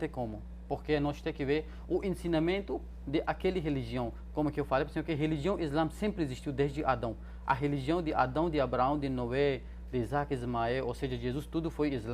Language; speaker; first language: Portuguese; non-native, fluent; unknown